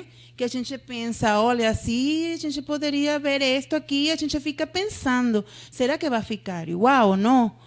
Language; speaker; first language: Portuguese; non-native, fluent; Spanish